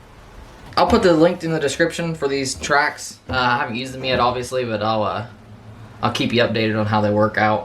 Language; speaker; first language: English; native; English